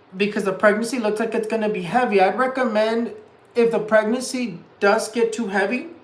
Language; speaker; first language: English; early bilingual, other home language; Spanish